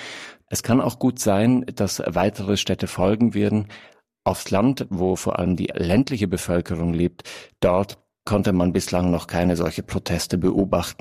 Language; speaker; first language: German; native; German